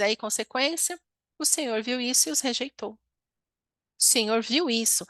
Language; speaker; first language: Portuguese; native; Portuguese